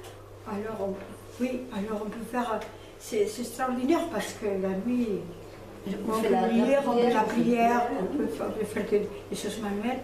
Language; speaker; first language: French; non-native, fluent; Spanish